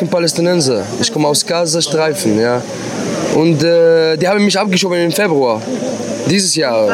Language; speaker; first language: German; non-native, fluent; Arabic